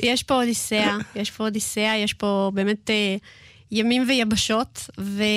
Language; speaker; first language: Hebrew; non-native, fluent; Russian